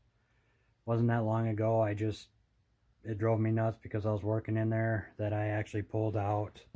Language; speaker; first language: English; native; English